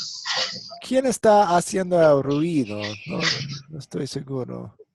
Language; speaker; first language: Spanish; non-native, fluent; English